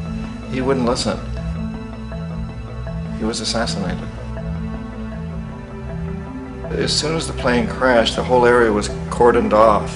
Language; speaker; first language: English; native; English